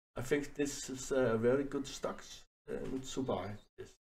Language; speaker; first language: English; non-native, learner; Danish